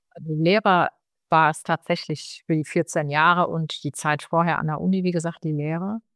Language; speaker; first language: German; early bilingual, other home language; Arabic